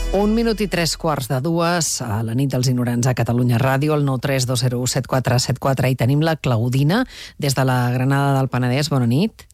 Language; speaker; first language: Catalan; native; Catalan